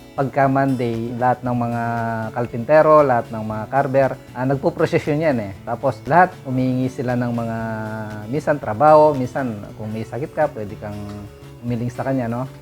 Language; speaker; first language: Filipino; non-native, local second language; Pampanga